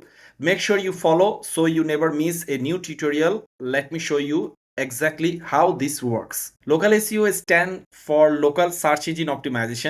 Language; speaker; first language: English; non-native, learner; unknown